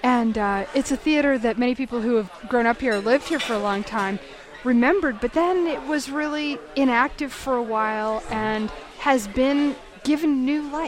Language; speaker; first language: English; native; English